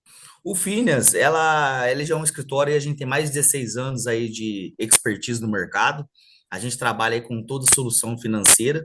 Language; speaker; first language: Portuguese; native; Portuguese